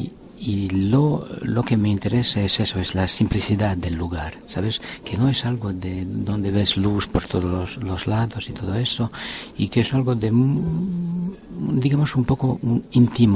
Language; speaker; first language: Spanish; non-native, fluent; French